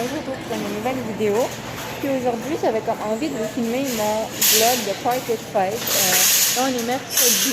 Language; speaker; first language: French; native; French